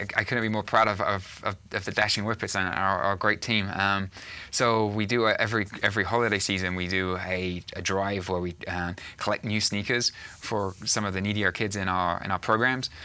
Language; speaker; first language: English; native; English